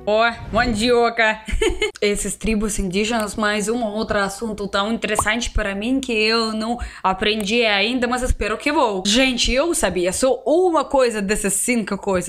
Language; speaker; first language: Portuguese; non-native, learner; Russian